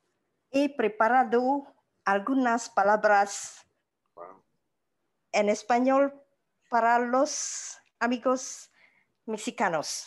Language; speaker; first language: Spanish; non-native, learner; Khmer